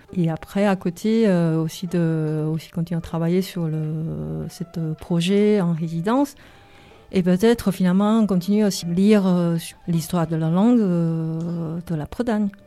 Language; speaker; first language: French; non-native, fluent; Chinese